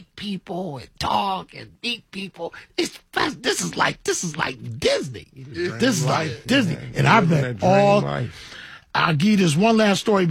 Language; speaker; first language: English; native; English